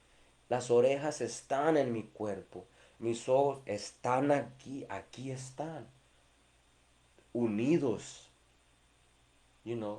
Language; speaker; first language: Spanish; early bilingual, heritage; Spanish